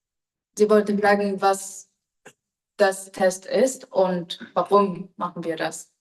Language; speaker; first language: German; non-native, fluent; Japanese